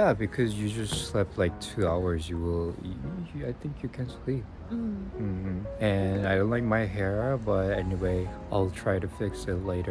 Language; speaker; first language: English; non-native, fluent; Korean